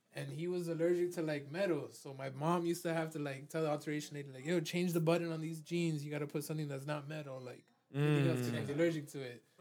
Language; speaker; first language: English; native; English